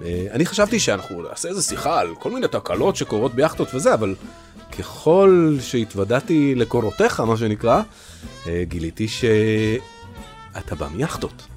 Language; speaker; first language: Hebrew; native; Hebrew